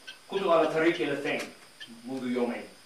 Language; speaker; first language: Arabic; non-native, fluent; English